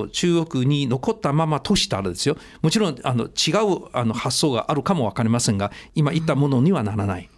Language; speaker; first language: Japanese; non-native, fluent; Chinese